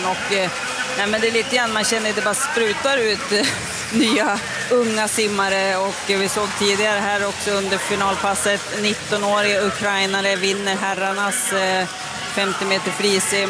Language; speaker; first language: Swedish; native; Swedish